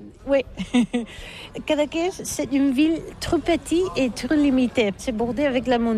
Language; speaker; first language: French; non-native, learner; Catalan